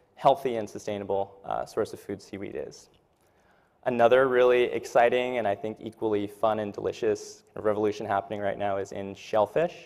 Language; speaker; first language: English; native; English